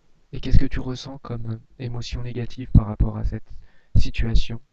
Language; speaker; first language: French; native; French